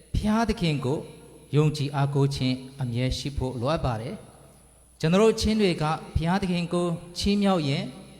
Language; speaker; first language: Burmese; non-native, local second language; Hakha Chin